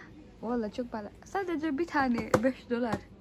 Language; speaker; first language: Turkish; non-native, learner; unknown